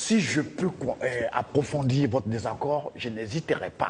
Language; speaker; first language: French; non-native, local second language; Dyula